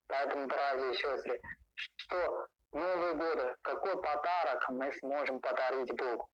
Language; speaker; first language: Russian; non-native, learner; Chinese